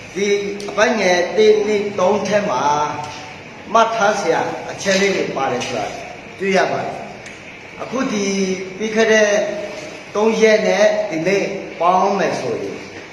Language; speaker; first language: Burmese; non-native, local second language; Akha